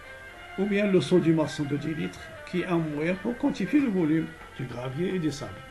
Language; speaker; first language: French; non-native, local second language; Arabic